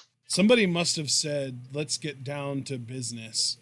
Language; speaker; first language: English; native; English